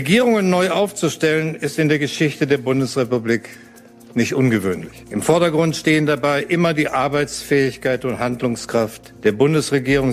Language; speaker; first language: German; native; German